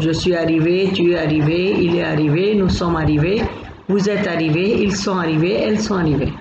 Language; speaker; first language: French; non-native, fluent; Gujarati